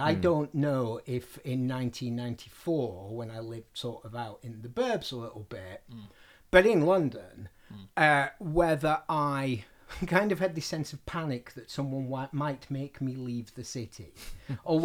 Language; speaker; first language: English; native; English